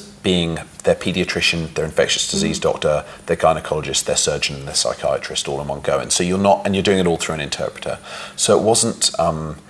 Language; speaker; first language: English; native; English